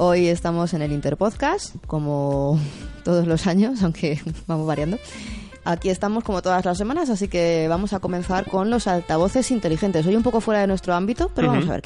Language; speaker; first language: Spanish; native; Spanish